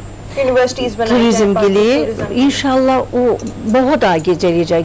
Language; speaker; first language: Hindi; non-native, learner; Turkish